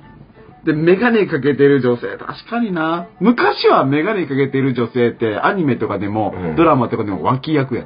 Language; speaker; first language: Japanese; native; Japanese